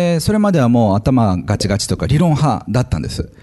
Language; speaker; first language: Japanese; native; Japanese